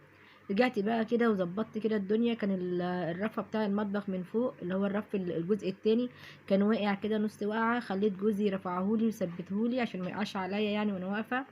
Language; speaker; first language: Arabic; native; Arabic